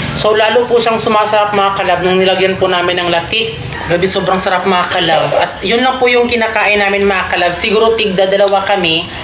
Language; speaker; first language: Filipino; non-native, local second language; Cebuano